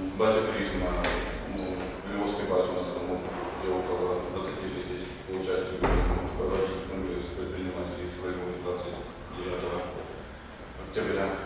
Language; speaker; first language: Russian; native; Russian